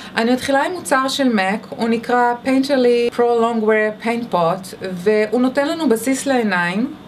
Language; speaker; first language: Hebrew; native; Hebrew